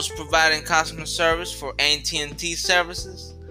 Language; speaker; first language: English; non-native, fluent; Spanish